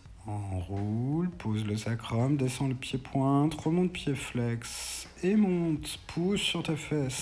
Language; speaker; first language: French; native; French